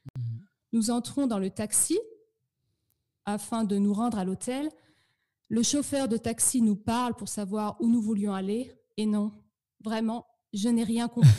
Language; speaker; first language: French; native; French